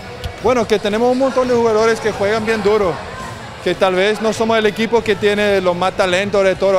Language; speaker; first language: Spanish; non-native, fluent; English